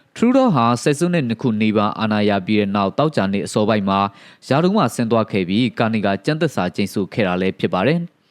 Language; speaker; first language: Burmese; native; Burmese